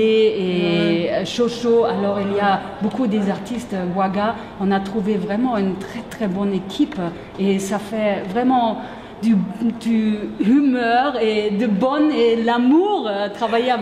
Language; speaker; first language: French; non-native, fluent; German